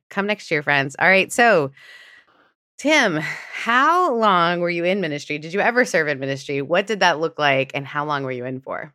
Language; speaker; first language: English; native; English